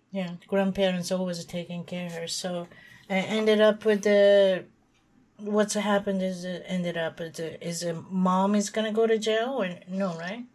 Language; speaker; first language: English; non-native, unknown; Japanese